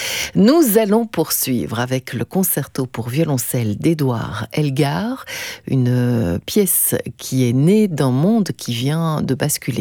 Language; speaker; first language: French; native; French